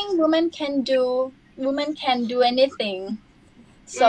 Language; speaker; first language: English; non-native, learner; Thai